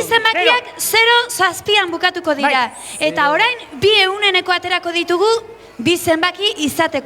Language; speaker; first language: Basque; native; Basque